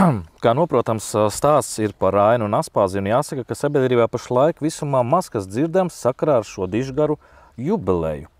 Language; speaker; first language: Latvian; native; Latvian